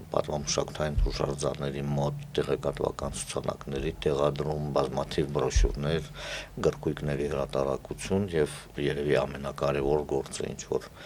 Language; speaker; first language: Armenian; native; Armenian